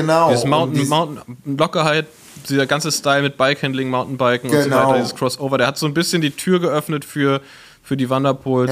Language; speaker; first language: German; native; German